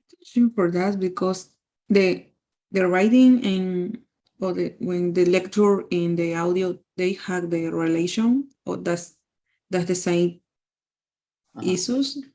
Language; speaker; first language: English; non-native, learner; Spanish